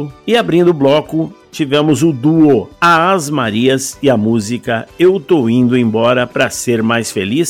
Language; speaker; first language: Portuguese; native; Portuguese